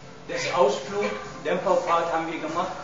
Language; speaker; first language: German; non-native, learner; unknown